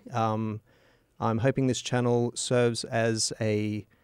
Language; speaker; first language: English; native; English